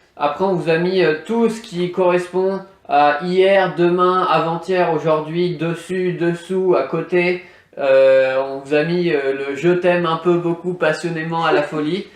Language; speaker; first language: French; native; French